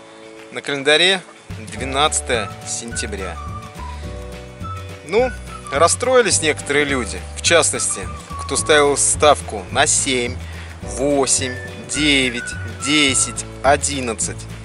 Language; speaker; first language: Russian; native; Russian